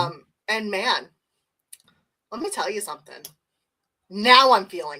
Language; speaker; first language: English; native; English